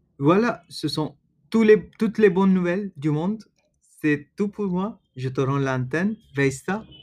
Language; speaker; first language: French; non-native, learner; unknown